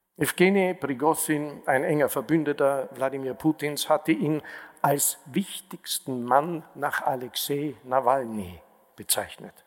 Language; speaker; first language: German; native; German